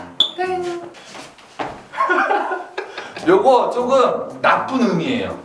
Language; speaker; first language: Korean; native; Korean